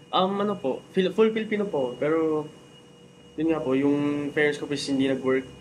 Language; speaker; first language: Filipino; early bilingual, other home language; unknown